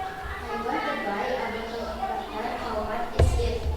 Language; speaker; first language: English; non-native, learner; Indonesian